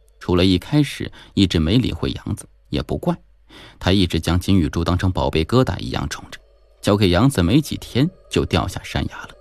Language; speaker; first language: Chinese; native; Chinese